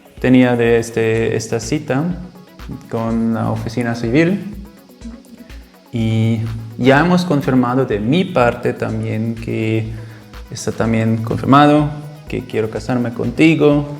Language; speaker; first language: Spanish; non-native, fluent; German